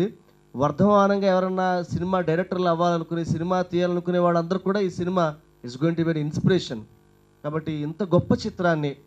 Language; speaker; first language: Telugu; native; Telugu